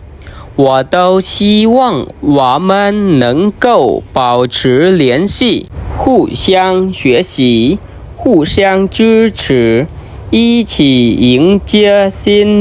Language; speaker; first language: Chinese; non-native, fluent; Khmer